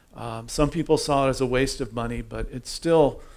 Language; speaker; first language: English; native; English